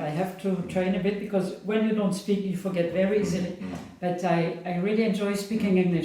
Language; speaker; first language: English; non-native, fluent; French